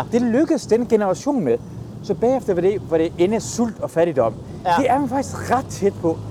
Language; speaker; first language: Danish; early bilingual, other home language; Persian